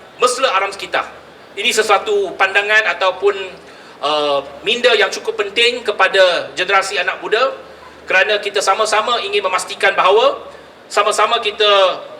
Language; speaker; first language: Malay; non-native, local second language; Chinese